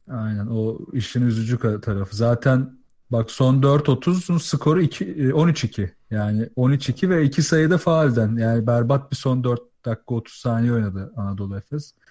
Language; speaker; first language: Turkish; native; Turkish